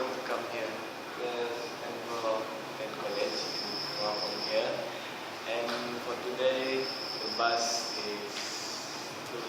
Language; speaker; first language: English; non-native, local second language; Malay